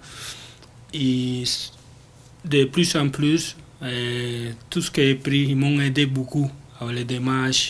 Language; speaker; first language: French; non-native, learner; Spanish